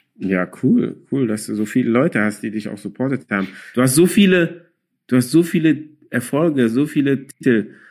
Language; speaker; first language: German; early bilingual, other home language; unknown